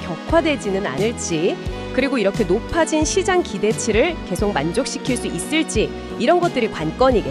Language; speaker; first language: Korean; native; Korean